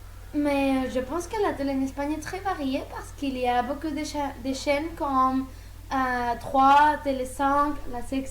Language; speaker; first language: French; non-native, learner; Spanish